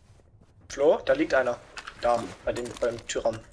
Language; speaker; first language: German; native; German